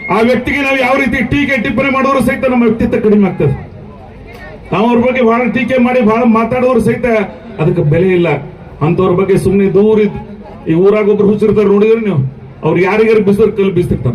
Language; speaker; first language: Kannada; native; Kannada